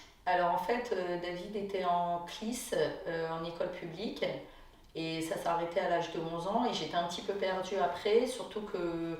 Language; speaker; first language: French; native; French